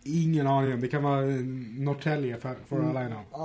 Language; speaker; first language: Swedish; native; Swedish